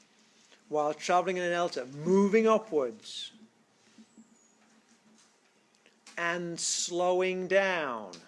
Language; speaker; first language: English; native; English